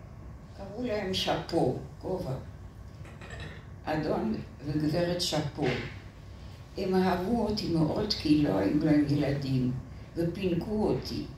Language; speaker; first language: Hebrew; non-native, fluent; French